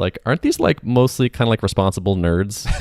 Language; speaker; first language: English; native; English